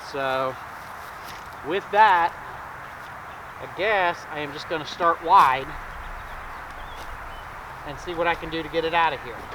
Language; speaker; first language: English; native; English